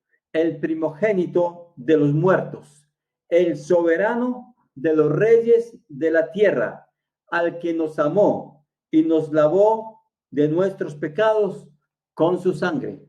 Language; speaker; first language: Spanish; native; Spanish